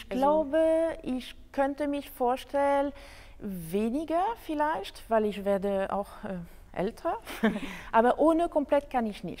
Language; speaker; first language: German; non-native, fluent; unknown